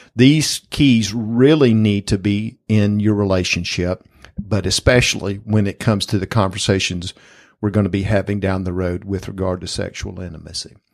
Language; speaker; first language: English; native; English